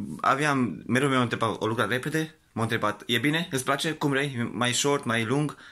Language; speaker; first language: Romanian; non-native, local second language; Hungarian